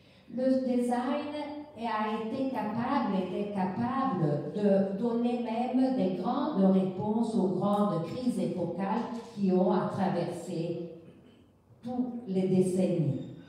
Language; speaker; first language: French; non-native, fluent; Italian